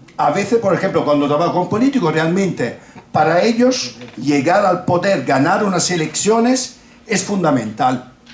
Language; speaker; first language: Spanish; non-native, fluent; Italian